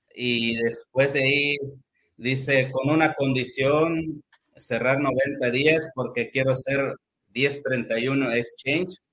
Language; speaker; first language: Spanish; native; Spanish